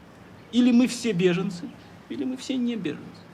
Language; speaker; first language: Russian; native; Russian